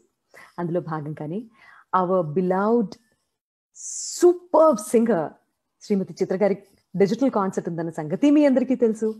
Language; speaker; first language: Telugu; native; Telugu